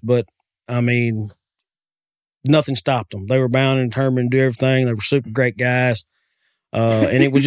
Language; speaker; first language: English; native; English